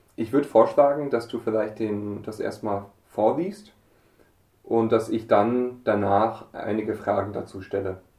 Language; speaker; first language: German; native; German